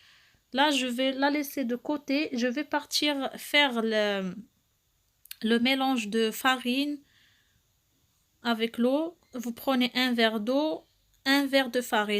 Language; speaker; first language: French; non-native, local second language; Arabic